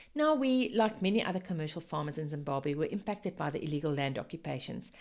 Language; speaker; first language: English; non-native, local second language; Afrikaans